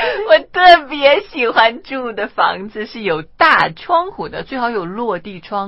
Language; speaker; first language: Chinese; native; Chinese